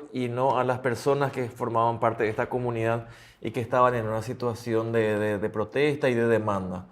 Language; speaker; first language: Spanish; native; Spanish